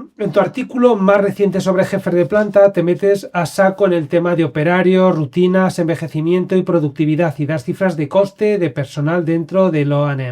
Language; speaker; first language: Spanish; native; Spanish